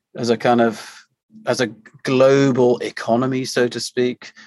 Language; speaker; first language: English; native; English